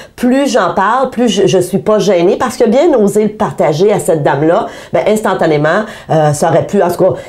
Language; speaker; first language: French; native; French